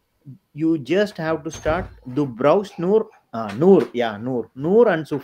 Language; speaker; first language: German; non-native, learner; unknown